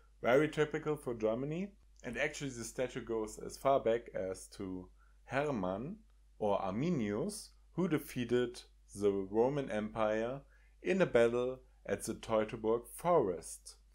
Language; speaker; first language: English; non-native, fluent; German